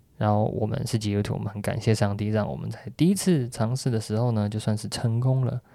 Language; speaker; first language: Chinese; native; Chinese